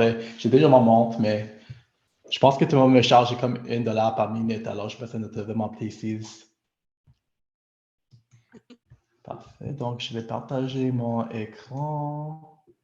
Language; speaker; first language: French; non-native, local second language; English